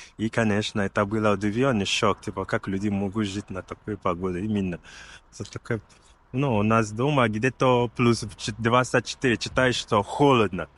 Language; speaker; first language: Russian; non-native, learner; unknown